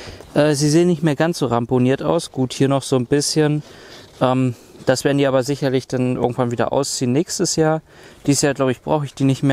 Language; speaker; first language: German; native; German